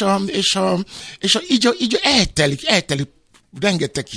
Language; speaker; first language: Hungarian; non-native, learner; Yoruba